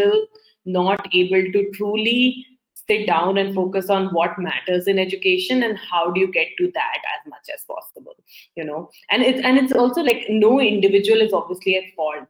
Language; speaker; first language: English; non-native, local second language; Hindi